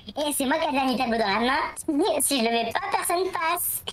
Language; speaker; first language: French; native; French